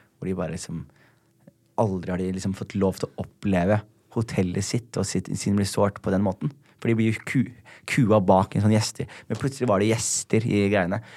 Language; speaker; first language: Norwegian; early bilingual, other home language; Somali